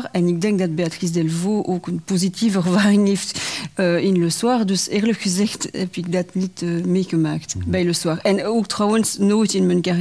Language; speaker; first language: Dutch; non-native, local second language; French